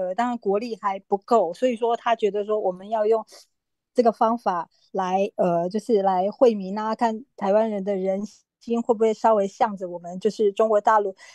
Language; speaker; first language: Chinese; native; Chinese